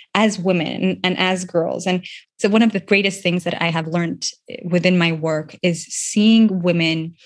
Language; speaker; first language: English; non-native, local second language; Persian